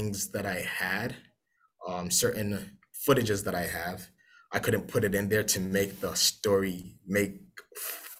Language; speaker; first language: English; non-native, local second language; Akan